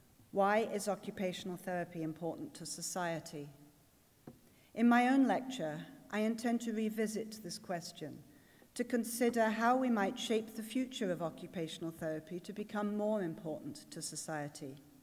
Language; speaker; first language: English; native; English